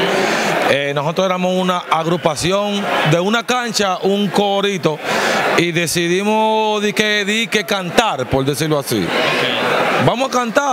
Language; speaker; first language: Spanish; native; Spanish